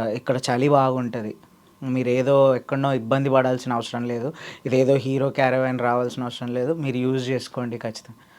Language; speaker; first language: Telugu; native; Telugu